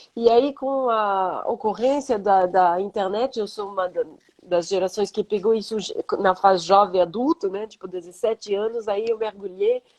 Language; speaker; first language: Portuguese; non-native, fluent; French